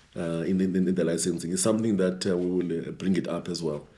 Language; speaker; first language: English; non-native, local second language; Xhosa